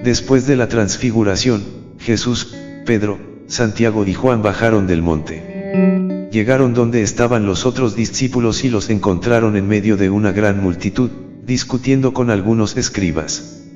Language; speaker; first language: Spanish; native; Spanish